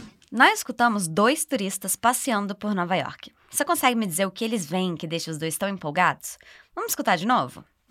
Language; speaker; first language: Portuguese; native; Portuguese